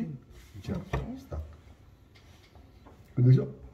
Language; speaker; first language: Japanese; non-native, learner; Hindi